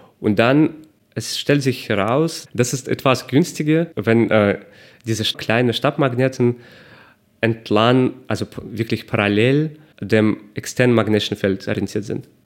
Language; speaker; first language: German; non-native, fluent; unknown